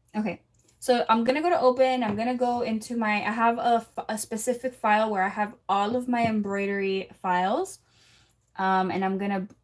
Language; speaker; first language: English; early bilingual, other home language; Spanish